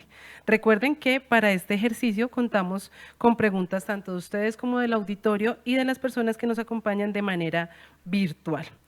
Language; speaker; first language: Spanish; native; Spanish